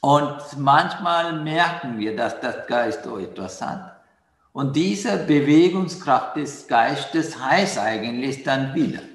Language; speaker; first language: German; non-native, learner; Sinhala